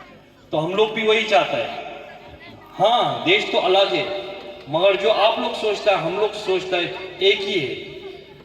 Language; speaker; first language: Hindi; non-native, fluent; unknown